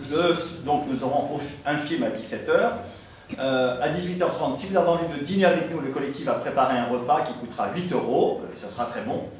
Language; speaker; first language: French; native; French